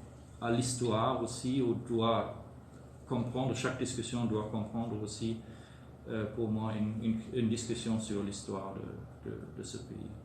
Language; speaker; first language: French; non-native, fluent; German